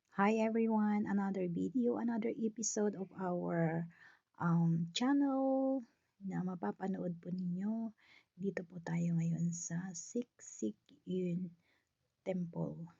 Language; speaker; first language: Filipino; non-native, local second language; Iloko